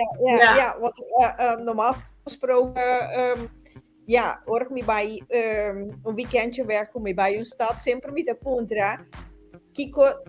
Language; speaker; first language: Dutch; non-native, local second language; Papiamento